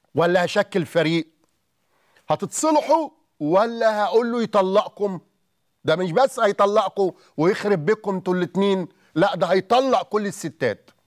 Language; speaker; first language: Arabic; native; Arabic